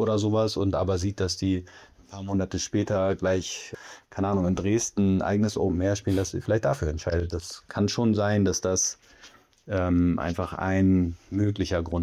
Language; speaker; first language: German; native; German